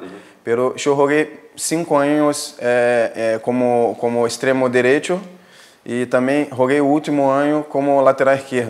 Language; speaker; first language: Spanish; non-native, fluent; Portuguese